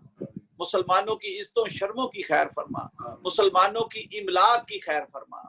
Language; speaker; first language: Urdu; native; Urdu